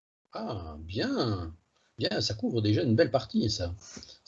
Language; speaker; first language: French; native; French